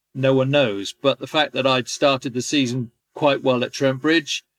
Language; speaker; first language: English; native; English